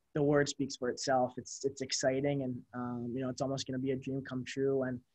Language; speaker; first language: English; native; English